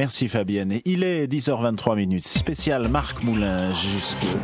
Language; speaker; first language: French; native; French